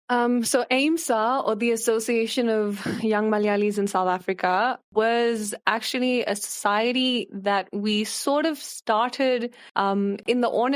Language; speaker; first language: English; early bilingual, other home language; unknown